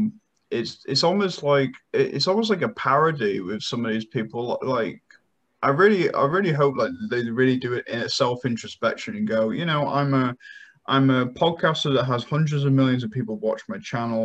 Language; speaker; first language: English; native; English